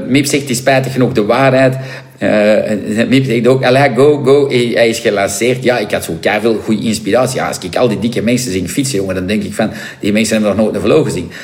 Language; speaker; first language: Dutch; non-native, local second language; French